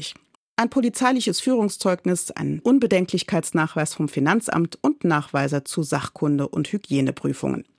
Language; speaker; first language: German; native; German